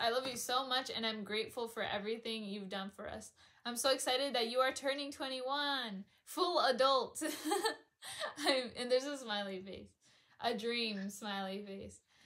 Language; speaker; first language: English; early bilingual, other home language; Spanish